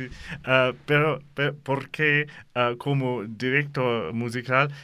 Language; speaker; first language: Spanish; non-native, learner; English